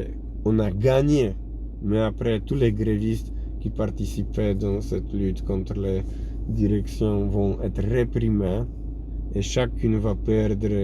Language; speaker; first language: French; non-native, fluent; Polish